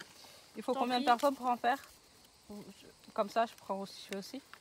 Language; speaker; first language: French; native; French